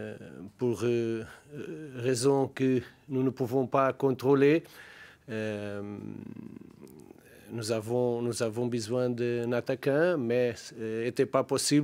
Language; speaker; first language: French; non-native, learner; Portuguese